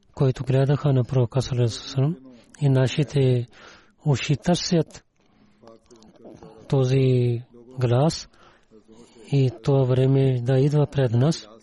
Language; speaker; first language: Bulgarian; non-native, learner; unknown